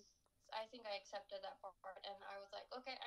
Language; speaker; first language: English; non-native, local second language; Urdu